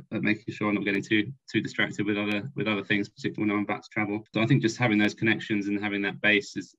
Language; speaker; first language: English; native; English